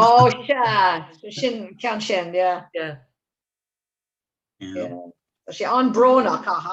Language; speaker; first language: Irish; non-native, learner; English